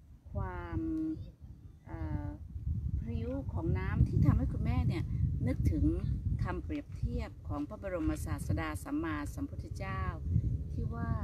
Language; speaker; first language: Thai; native; Thai